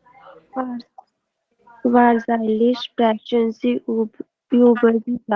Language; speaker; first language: German; non-native, learner; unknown